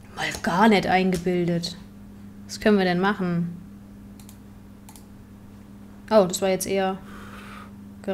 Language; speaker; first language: German; native; German